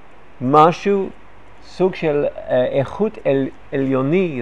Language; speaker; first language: Hebrew; non-native, fluent; English